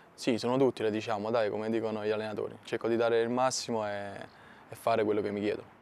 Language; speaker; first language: Italian; native; Italian